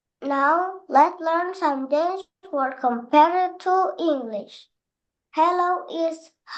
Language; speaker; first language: English; non-native, learner; Indonesian